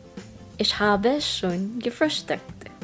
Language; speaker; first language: German; non-native, fluent; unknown